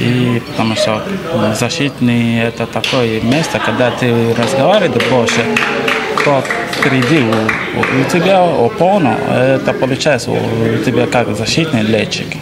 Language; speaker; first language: Russian; non-native, learner; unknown